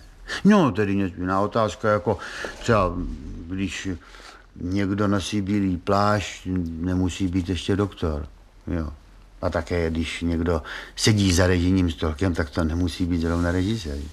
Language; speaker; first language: Czech; native; Czech